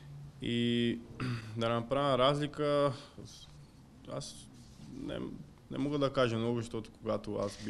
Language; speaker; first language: Bulgarian; non-native, learner; Portuguese